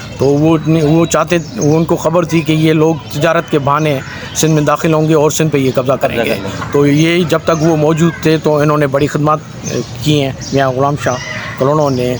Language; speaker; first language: Urdu; non-native, local second language; Sindhi